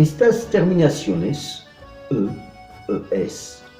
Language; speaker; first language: Spanish; non-native, fluent; French